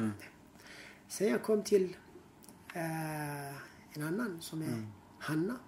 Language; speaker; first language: Swedish; non-native, fluent; Persian